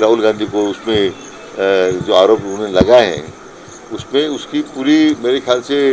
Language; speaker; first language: Hindi; non-native, local second language; Marathi